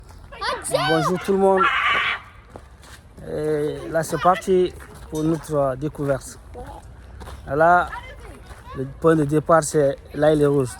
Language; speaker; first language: French; native; French